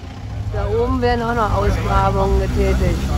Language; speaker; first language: German; native; German